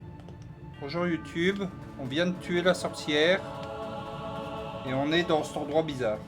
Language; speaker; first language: French; native; French